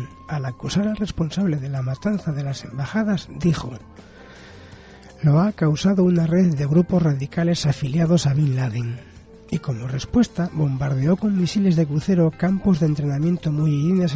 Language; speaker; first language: Spanish; native; Spanish